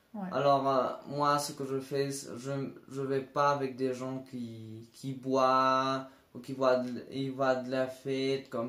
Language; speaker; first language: French; non-native, learner; Spanish